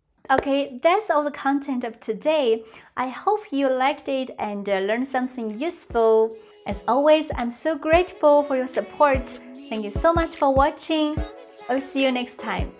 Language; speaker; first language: English; non-native, fluent; Chinese